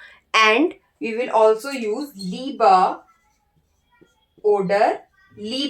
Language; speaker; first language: German; non-native, learner; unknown